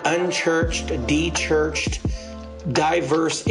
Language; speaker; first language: English; native; English